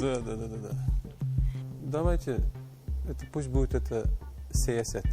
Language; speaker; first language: Russian; non-native, local second language; Tatar